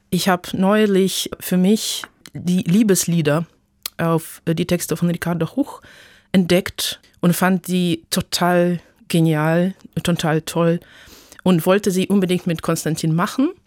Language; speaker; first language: German; non-native, fluent; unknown